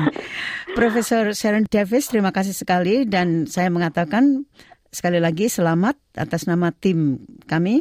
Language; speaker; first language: Indonesian; native; Indonesian